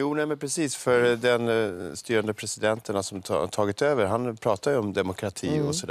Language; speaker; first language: Swedish; native; Swedish